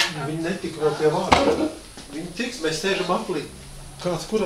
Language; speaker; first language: Latvian; native; Latvian